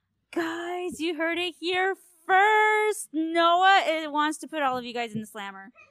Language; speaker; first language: English; native; English